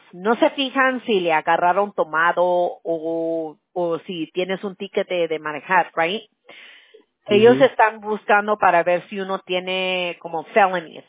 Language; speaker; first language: Spanish; early bilingual, heritage; Spanish